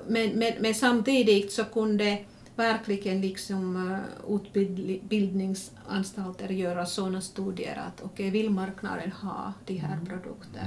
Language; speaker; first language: Swedish; non-native, local second language; Finnish